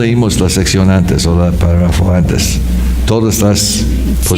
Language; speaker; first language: Spanish; non-native, fluent; English